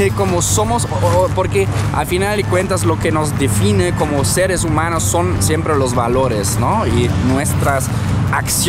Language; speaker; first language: Spanish; non-native, fluent; German